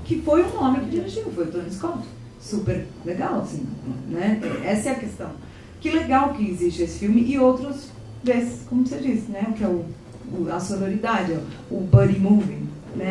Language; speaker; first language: Portuguese; native; Portuguese